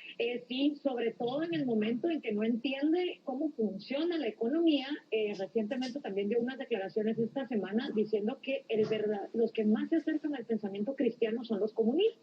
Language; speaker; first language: Spanish; native; Spanish